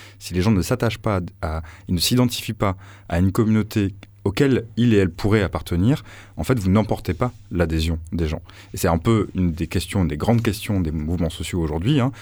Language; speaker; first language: French; native; French